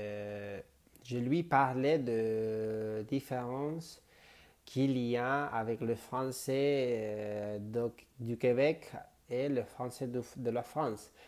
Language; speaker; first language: French; non-native, learner; Spanish